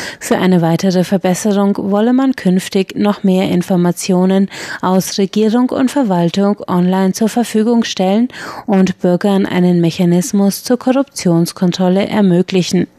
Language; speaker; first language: German; native; German